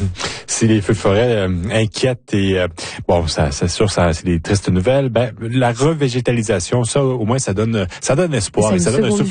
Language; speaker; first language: French; native; French